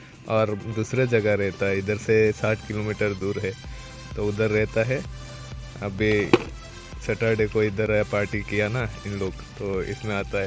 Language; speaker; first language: Hindi; non-native, local second language; Assamese